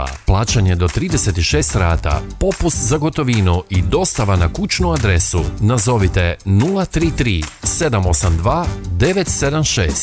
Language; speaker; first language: Croatian; native; Croatian